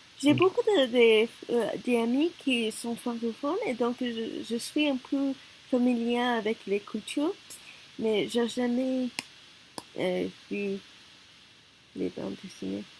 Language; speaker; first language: French; non-native, learner; Korean